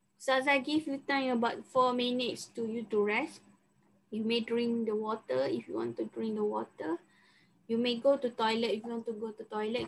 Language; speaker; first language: English; non-native, local second language; Malay